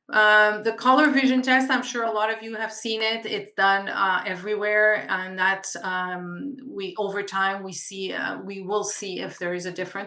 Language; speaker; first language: English; non-native, local second language; French